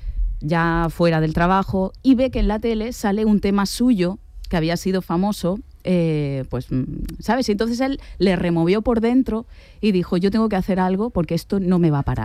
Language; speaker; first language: Spanish; native; Spanish